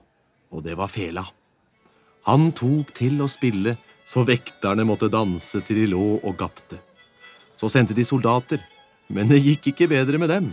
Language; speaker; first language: Norwegian; native; Norwegian